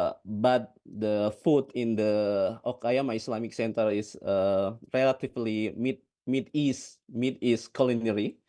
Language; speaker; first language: English; non-native, fluent; Indonesian